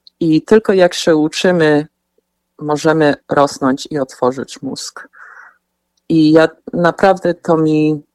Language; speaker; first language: Polish; early bilingual, heritage; Polish